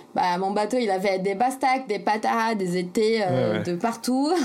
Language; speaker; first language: French; non-native, fluent; Portuguese